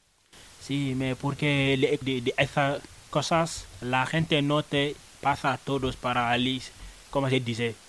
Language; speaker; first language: Spanish; non-native, learner; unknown